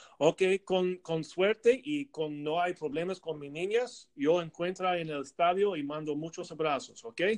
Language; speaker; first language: Spanish; non-native, learner; English